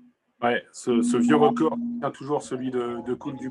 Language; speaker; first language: French; native; French